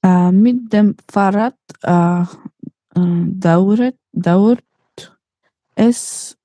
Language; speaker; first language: German; non-native, learner; Macedonian